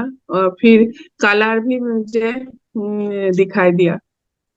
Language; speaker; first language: Hindi; non-native, local second language; Assamese